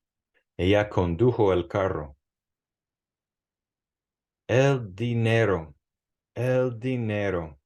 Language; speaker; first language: Spanish; non-native, fluent; English